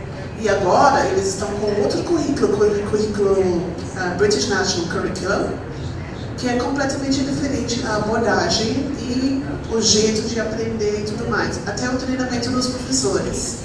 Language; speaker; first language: Portuguese; non-native, fluent; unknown